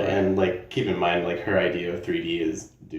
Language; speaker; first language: English; native; English